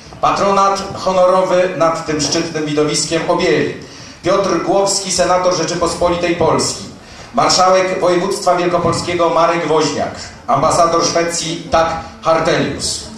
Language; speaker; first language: Polish; native; Polish